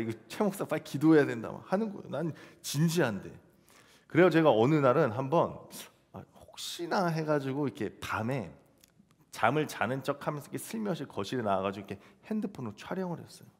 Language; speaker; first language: Korean; native; Korean